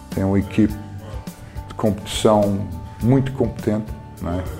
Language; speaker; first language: Portuguese; non-native, fluent; English